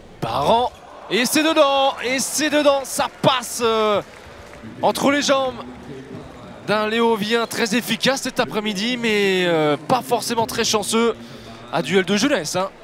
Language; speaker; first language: French; native; French